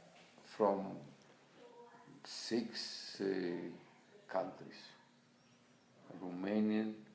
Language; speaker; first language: English; non-native, learner; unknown